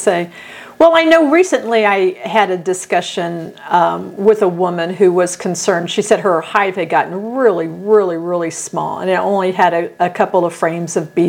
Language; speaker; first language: English; native; English